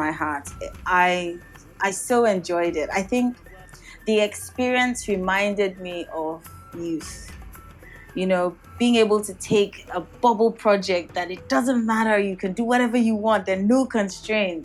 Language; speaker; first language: English; non-native, local second language; Yoruba